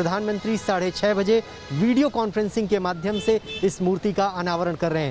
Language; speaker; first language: Hindi; native; Hindi